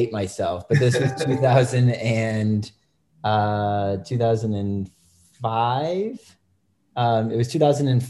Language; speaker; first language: English; native; English